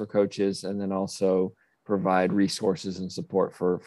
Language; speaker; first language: English; native; English